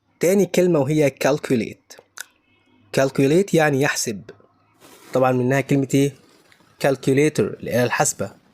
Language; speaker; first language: Egyptian Arabic; native; Egyptian Arabic